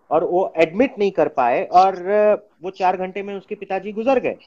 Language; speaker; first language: Hindi; non-native, local second language; Gujarati